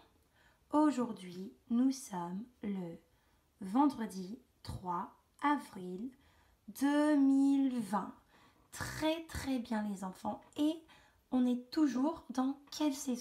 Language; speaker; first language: French; native; French